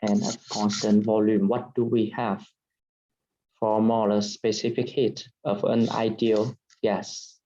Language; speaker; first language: English; non-native, fluent; Vietnamese